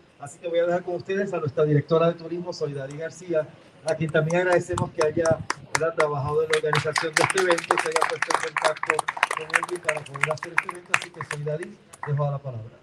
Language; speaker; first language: Spanish; native; Spanish